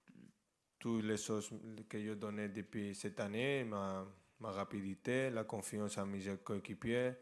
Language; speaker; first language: French; non-native, fluent; Spanish